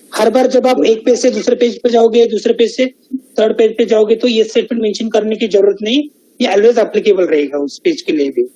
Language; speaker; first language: Hindi; non-native, local second language; Marathi